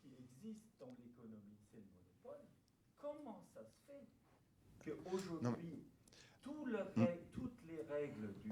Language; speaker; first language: French; non-native, fluent; German